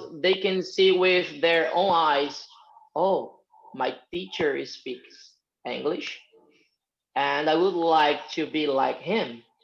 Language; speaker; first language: English; non-native, fluent; Portuguese